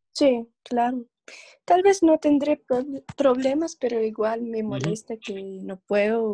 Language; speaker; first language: Spanish; non-native, learner; English